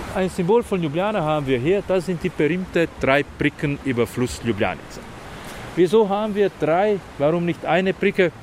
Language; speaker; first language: German; non-native, fluent; Slovenian